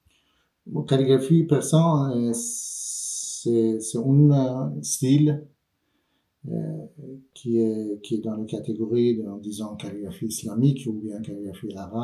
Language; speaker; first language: French; non-native, fluent; Persian